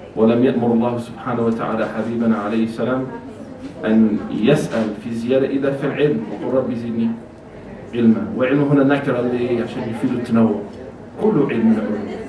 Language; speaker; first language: Arabic; non-native, fluent; English